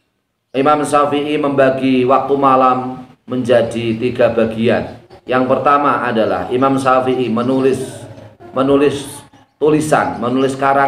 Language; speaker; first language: Indonesian; native; Indonesian